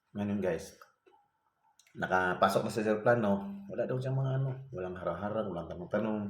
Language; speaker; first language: Filipino; non-native, local second language; Cebuano